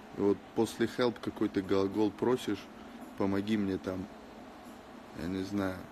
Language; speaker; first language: Russian; native; Russian